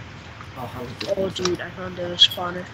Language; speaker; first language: English; native; English